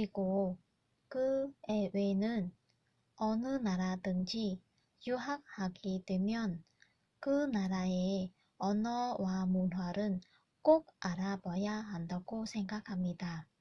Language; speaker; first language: Korean; non-native, learner; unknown